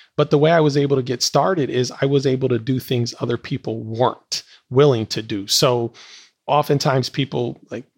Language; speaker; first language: English; native; English